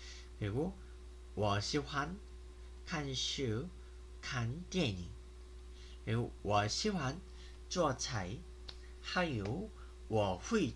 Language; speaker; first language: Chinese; non-native, learner; Korean